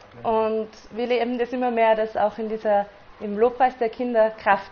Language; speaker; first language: German; native; German